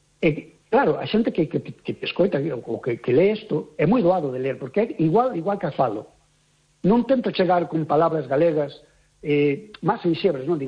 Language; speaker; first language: Galician; native; Galician